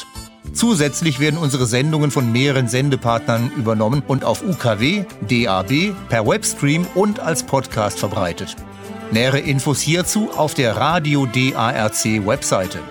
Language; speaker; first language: German; native; German